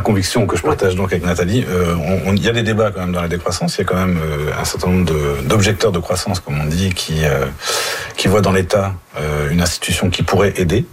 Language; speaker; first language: French; native; French